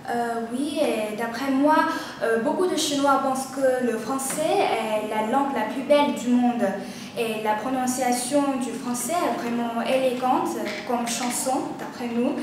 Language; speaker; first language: French; non-native, learner; Chinese